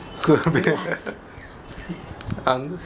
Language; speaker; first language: English; non-native, learner; Japanese